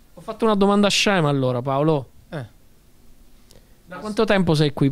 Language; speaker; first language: Italian; native; Italian